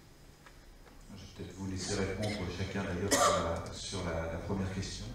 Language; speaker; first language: French; native; French